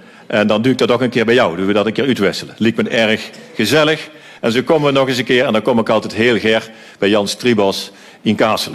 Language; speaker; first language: Dutch; native; Dutch